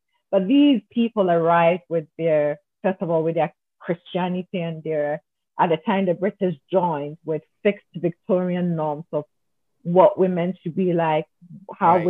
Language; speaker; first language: English; non-native, local second language; Akan